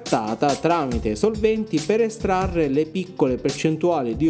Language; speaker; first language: Italian; native; Italian